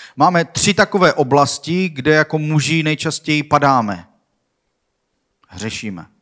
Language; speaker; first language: Czech; non-native, learner; Swedish